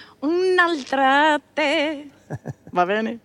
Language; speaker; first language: Italian; non-native, learner; Portuguese